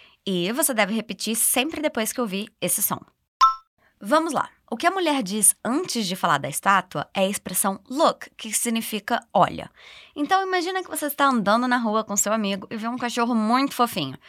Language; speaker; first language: Portuguese; native; Portuguese